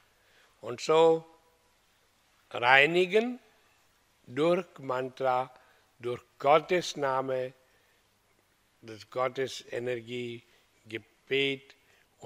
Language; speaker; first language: German; non-native, learner; Hindi